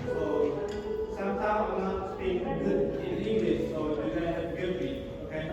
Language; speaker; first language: English; non-native, learner; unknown